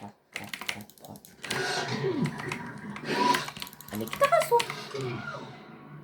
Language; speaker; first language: French; native; French